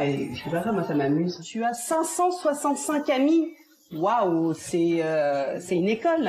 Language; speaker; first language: French; native; French